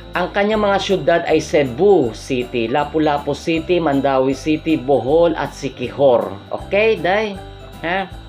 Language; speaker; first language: Filipino; non-native, local second language; Hiligaynon